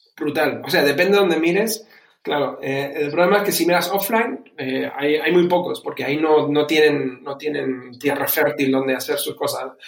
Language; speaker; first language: Spanish; early bilingual, other home language; German